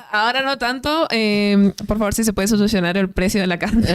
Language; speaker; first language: Spanish; native; Spanish